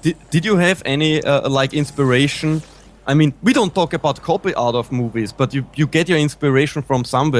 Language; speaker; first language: English; non-native, fluent; German